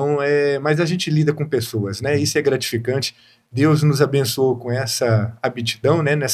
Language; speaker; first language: Portuguese; native; Portuguese